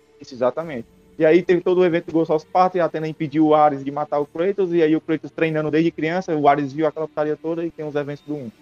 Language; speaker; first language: Portuguese; native; Portuguese